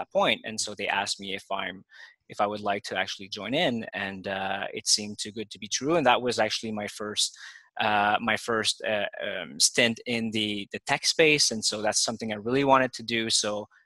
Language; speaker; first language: English; native; English